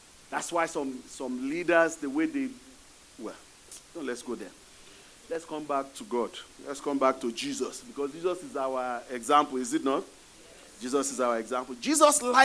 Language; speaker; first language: English; non-native, local second language; Yoruba